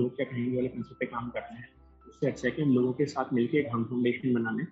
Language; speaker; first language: Hindi; native; Hindi